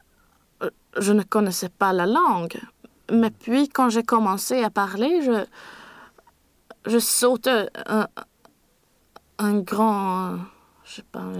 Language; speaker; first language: French; non-native, learner; Swedish